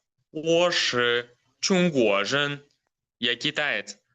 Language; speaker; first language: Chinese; non-native, learner; Kyrgyz